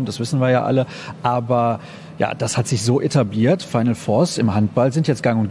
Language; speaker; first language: German; native; German